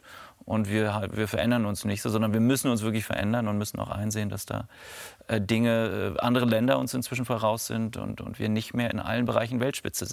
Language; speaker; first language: German; native; German